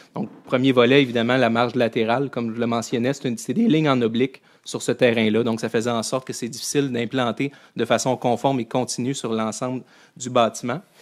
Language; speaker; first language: French; native; French